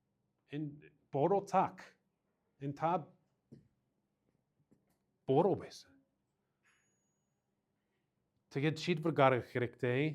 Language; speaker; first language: Mongolian; non-native, learner; English